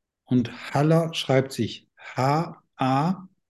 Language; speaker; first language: German; native; German